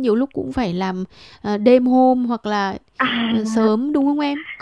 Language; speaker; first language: Vietnamese; native; Vietnamese